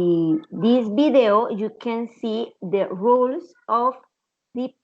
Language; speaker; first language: English; non-native, learner; Spanish